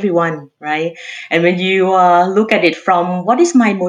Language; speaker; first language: English; non-native, fluent; Thai